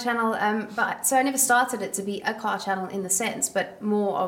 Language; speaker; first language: English; native; English